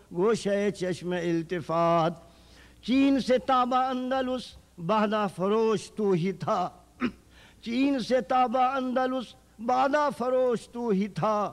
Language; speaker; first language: Urdu; native; Urdu